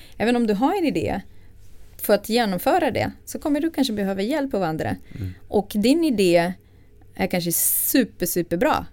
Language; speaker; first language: Swedish; non-native, fluent; Portuguese